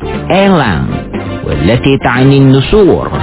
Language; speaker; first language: Arabic; non-native, fluent; Indonesian